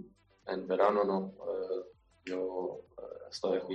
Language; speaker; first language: Spanish; non-native, learner; Romanian